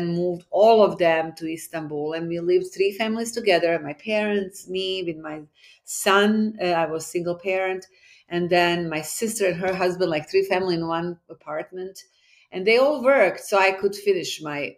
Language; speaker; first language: English; non-native, fluent; Bosnian